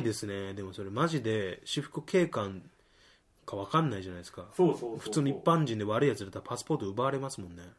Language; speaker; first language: Japanese; native; Japanese